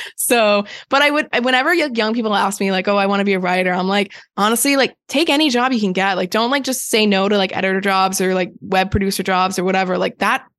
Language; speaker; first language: English; native; English